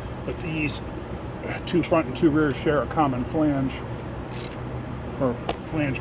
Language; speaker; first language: English; native; English